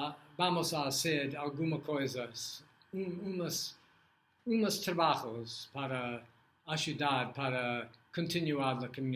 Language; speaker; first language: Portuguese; non-native, learner; English